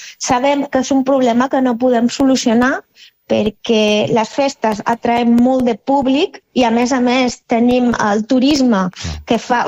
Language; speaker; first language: Catalan; non-native, fluent; Spanish